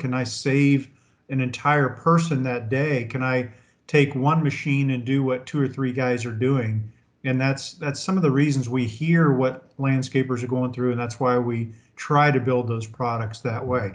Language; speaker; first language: English; native; English